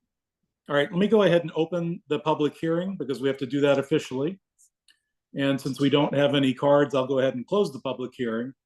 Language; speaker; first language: English; native; English